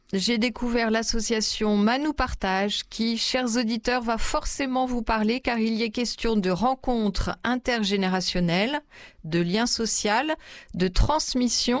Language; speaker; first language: French; native; French